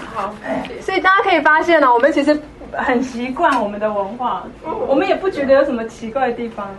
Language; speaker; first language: Chinese; native; Chinese